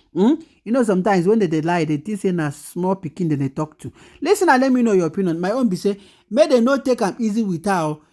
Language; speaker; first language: Nigerian Pidgin; non-native, local second language; Igbo